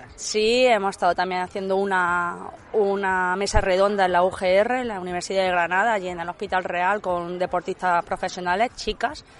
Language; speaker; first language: Spanish; native; Spanish